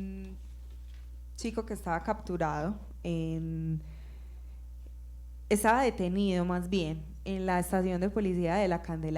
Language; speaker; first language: Spanish; native; Spanish